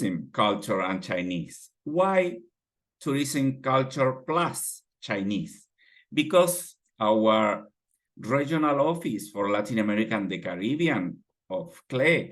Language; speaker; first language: English; non-native, fluent; Spanish